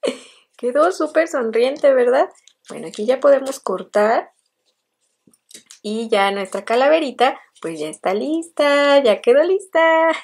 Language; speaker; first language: Spanish; native; Spanish